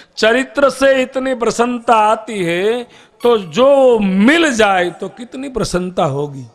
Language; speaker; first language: Hindi; non-native, local second language; Gujarati